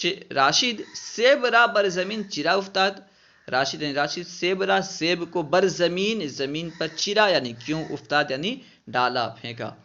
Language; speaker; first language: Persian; non-native, fluent; Urdu